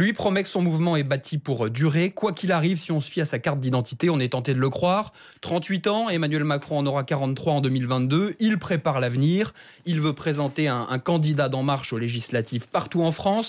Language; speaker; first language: French; native; French